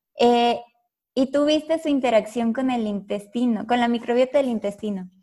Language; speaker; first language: Spanish; native; Spanish